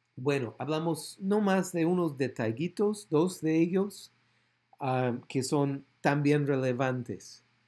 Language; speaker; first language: Spanish; non-native, fluent; English